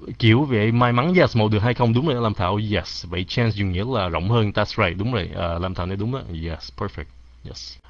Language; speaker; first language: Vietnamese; early bilingual, heritage; Vietnamese